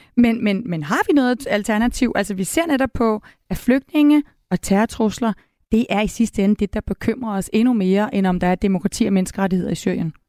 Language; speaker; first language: Danish; native; Danish